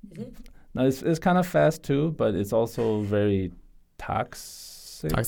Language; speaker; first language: English; native; English